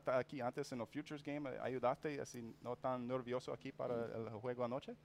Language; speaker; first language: Spanish; non-native, learner; English